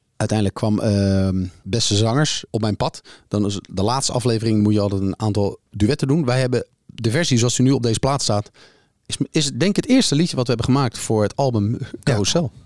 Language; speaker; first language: Dutch; native; Dutch